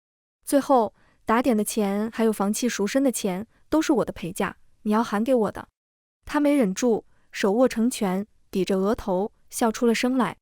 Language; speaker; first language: Chinese; native; Chinese